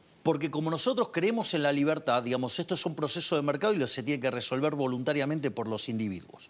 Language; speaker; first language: Spanish; native; Spanish